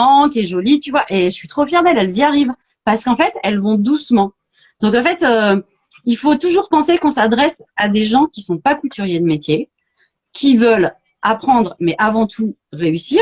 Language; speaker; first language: French; native; French